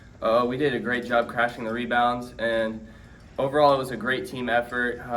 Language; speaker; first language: English; native; English